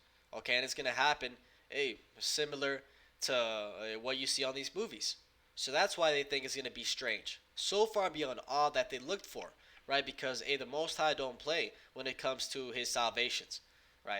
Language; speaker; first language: English; native; English